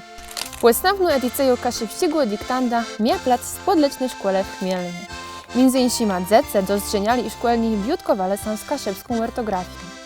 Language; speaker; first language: Polish; native; Polish